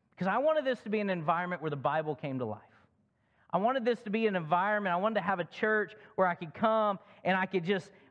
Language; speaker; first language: English; native; English